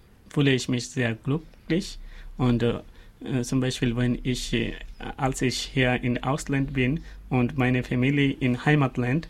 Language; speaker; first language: German; non-native, learner; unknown